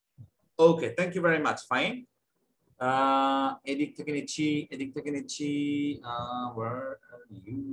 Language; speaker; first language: English; non-native, fluent; Bangla